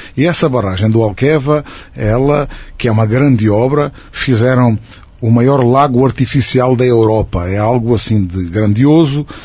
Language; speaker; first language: Portuguese; native; Portuguese